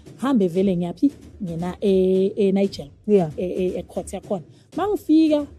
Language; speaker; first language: Zulu; native; Zulu